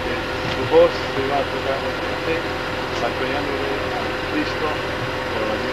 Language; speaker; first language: Spanish; non-native, learner; English